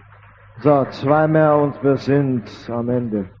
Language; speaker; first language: German; non-native, learner; English